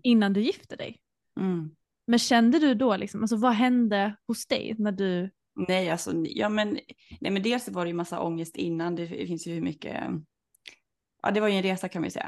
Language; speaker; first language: Swedish; native; Swedish